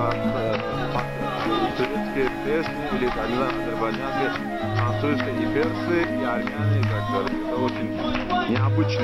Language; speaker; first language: Russian; non-native, local second language; Tajik